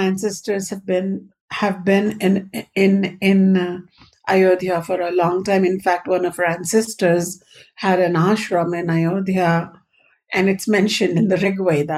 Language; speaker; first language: English; non-native, local second language; Hindi